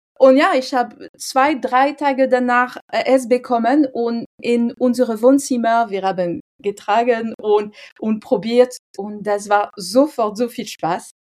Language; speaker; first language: German; non-native, fluent; French